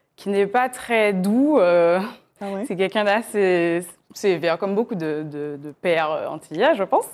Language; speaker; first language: French; native; French